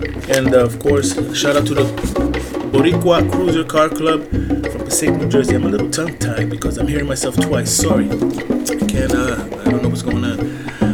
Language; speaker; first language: English; early bilingual, other home language; Spanish